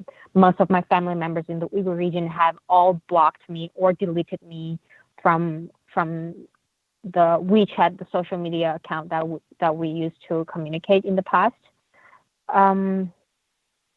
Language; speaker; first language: English; non-native, fluent; Uyghur